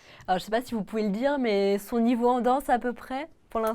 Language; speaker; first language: French; native; French